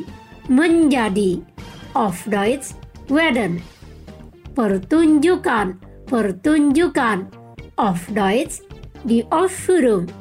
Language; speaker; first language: German; non-native, fluent; Indonesian